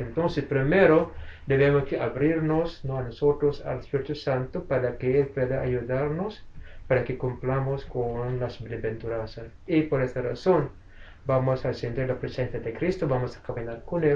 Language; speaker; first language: Spanish; non-native, fluent; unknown